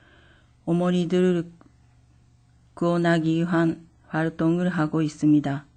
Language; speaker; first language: Korean; non-native, fluent; Japanese